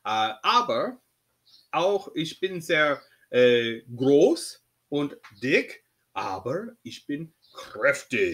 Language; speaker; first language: German; non-native, fluent; English